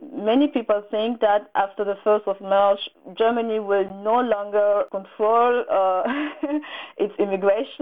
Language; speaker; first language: English; non-native, local second language; French